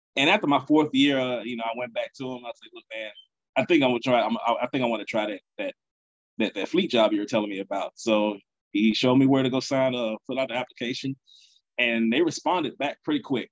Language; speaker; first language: English; native; English